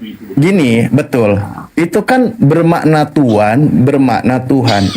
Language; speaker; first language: Indonesian; native; Indonesian